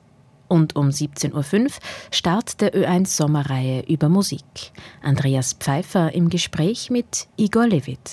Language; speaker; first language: German; native; German